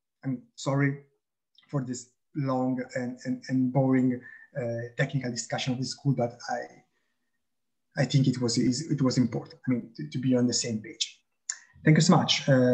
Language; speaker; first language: English; non-native, fluent; Italian